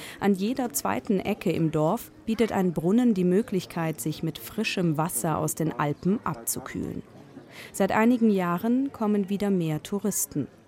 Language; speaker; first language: German; native; German